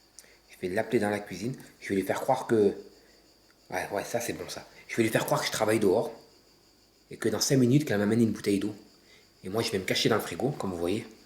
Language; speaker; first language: French; native; French